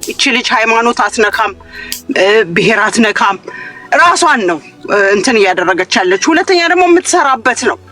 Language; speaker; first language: Amharic; native; Amharic